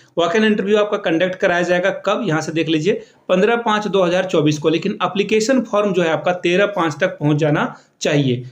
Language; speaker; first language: Hindi; native; Hindi